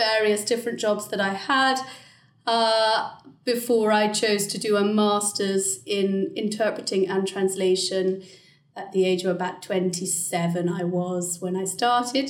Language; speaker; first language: English; native; English